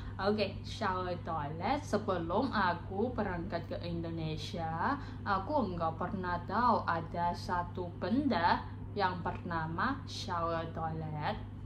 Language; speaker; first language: Indonesian; non-native, learner; Chinese